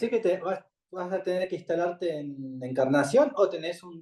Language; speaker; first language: Spanish; native; Spanish